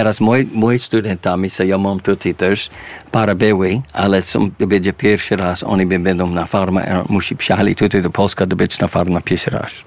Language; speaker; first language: Polish; early bilingual, heritage; English